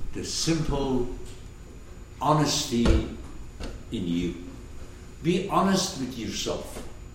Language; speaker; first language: English; non-native, fluent; Persian